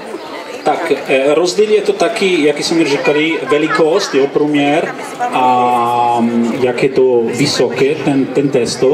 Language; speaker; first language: Czech; non-native, learner; Italian